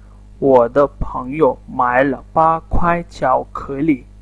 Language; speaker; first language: Chinese; non-native, learner; Urdu